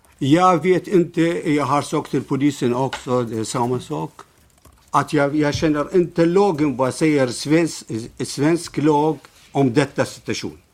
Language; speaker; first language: Swedish; non-native, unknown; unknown